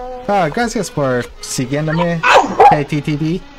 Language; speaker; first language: Spanish; non-native, learner; English